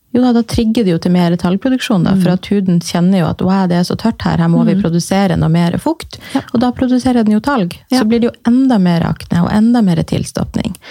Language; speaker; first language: Norwegian; native; Norwegian